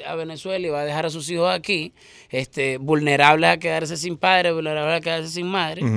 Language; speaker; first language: Spanish; native; Spanish